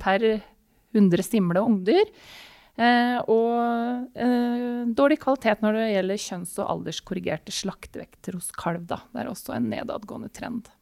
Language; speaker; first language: Norwegian; native; Norwegian